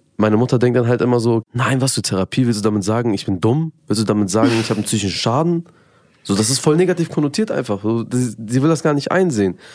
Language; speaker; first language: German; early bilingual, other home language; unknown